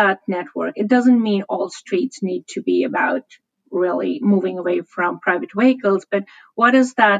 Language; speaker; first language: English; non-native, local second language; Hindi